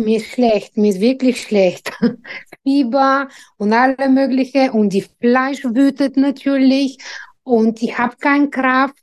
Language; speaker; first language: German; non-native, fluent; Bulgarian